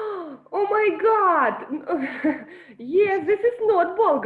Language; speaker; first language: English; non-native, learner; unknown